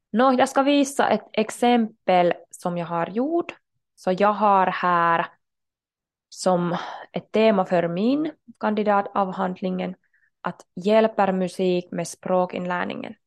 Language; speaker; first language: Swedish; non-native, local second language; Finnish